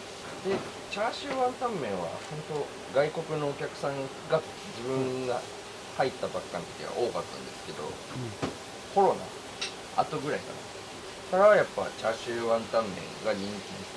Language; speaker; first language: Japanese; native; Japanese